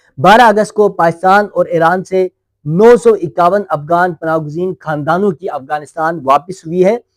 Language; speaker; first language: Urdu; non-native, local second language; Shina